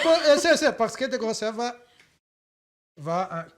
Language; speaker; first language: French; non-native, fluent; Portuguese